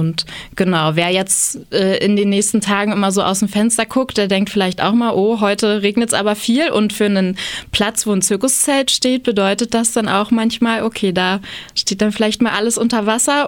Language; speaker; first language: German; native; German